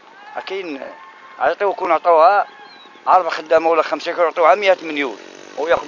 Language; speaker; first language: Arabic; native; Arabic